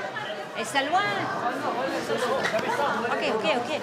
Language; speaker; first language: French; non-native, local second language; Dutch